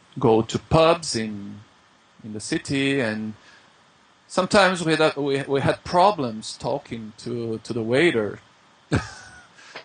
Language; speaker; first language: English; non-native, fluent; Portuguese